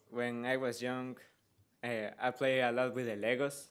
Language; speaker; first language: English; non-native, learner; Spanish